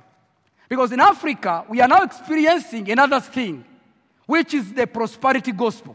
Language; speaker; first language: English; non-native, local second language; Kinyarwanda